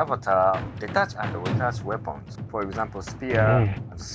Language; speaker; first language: English; non-native, learner; Japanese